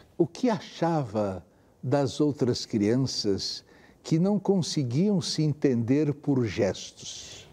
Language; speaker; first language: Portuguese; native; Portuguese